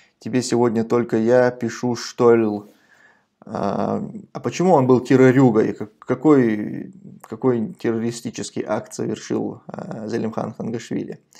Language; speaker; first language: Russian; non-native, local second language; Chechen